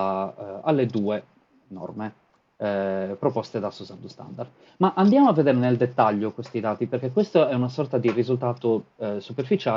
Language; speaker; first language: Italian; native; Italian